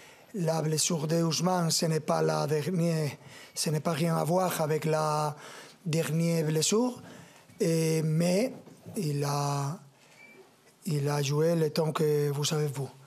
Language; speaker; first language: French; non-native, fluent; Spanish